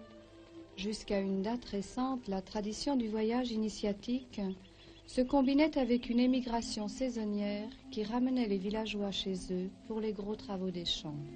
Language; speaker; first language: French; native; French